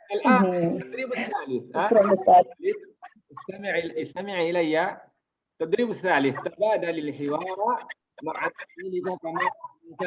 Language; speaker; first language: Arabic; non-native, fluent; Indonesian